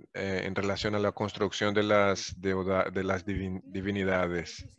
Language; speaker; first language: Spanish; non-native, fluent; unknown